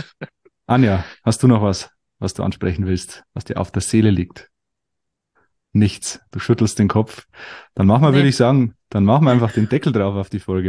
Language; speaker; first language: German; native; German